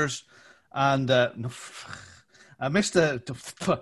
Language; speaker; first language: English; native; English